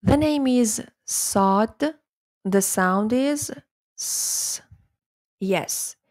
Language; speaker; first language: English; non-native, fluent; Persian